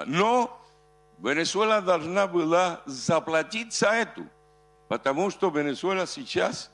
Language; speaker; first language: Russian; non-native, fluent; Spanish